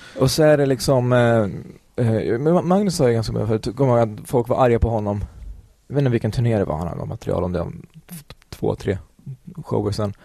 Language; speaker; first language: Swedish; early bilingual, other home language; Kurdish